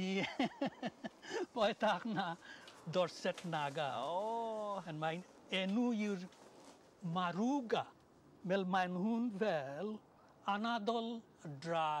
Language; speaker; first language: Welsh; non-native, fluent; Bangla